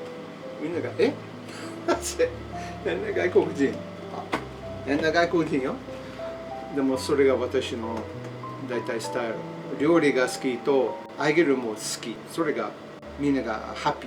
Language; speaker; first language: Japanese; non-native, learner; English